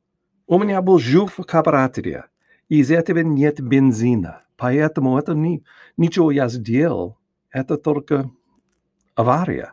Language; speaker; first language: Russian; non-native, learner; English